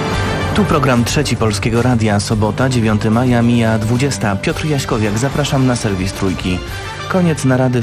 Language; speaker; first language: Polish; native; Polish